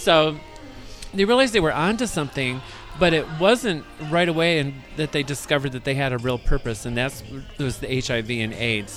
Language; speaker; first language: English; native; English